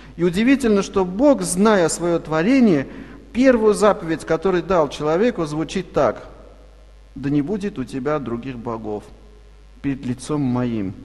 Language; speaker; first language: Russian; non-native, local second language; Armenian